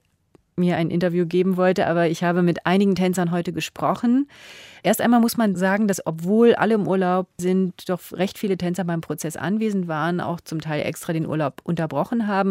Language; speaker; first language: German; native; German